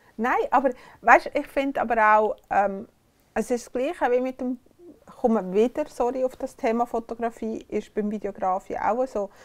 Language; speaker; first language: German; native; German